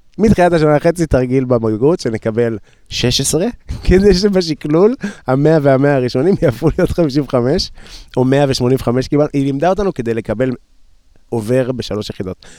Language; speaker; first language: Hebrew; native; Hebrew